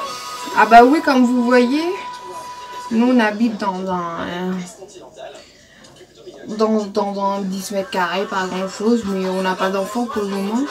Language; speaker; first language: French; non-native, local second language; Morisyen